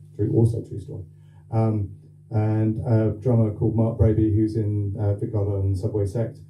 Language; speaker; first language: English; native; English